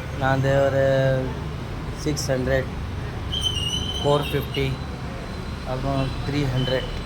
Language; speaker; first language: Tamil; non-native, local second language; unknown